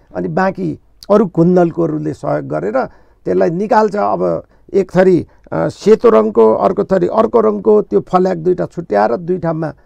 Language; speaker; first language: Nepali; non-native, local second language; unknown